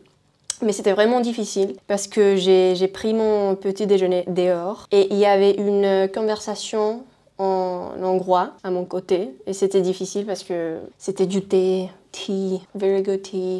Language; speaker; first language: French; non-native, fluent; Spanish